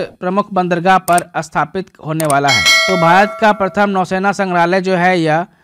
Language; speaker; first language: Hindi; native; Hindi